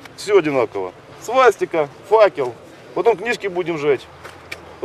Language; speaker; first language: Russian; native; Russian